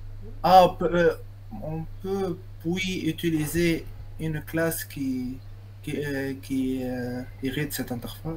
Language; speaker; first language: French; non-native, local second language; Arabic